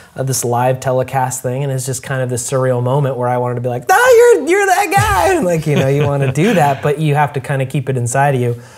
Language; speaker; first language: English; native; English